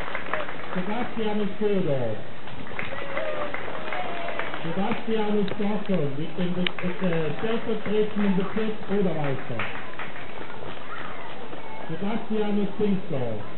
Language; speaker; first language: German; native; German